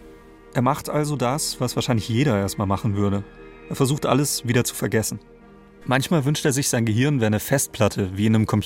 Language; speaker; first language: German; native; German